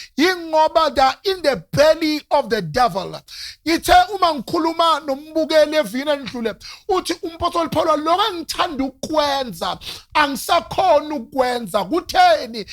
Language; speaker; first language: Zulu; non-native, local second language; Northern Sotho